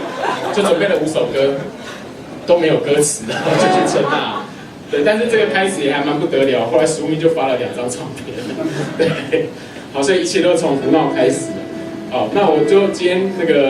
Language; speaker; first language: Chinese; native; Chinese